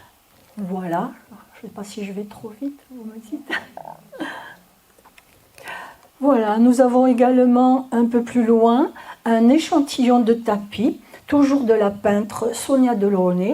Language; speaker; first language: French; native; French